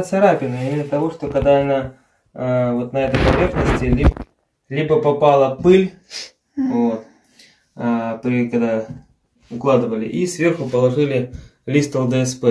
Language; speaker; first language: Russian; native; Russian